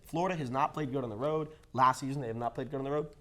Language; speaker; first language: English; native; English